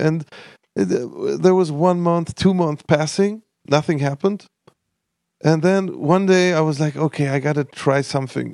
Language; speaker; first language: English; non-native, fluent; Armenian